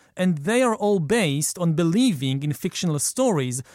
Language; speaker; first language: English; non-native, fluent; Hebrew